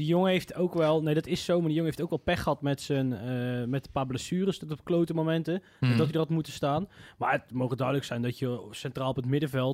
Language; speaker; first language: Dutch; native; Dutch